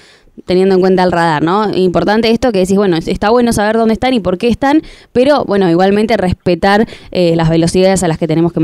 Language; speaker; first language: Spanish; native; Spanish